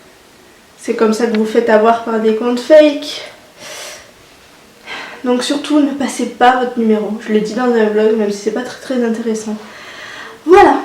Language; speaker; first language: French; native; French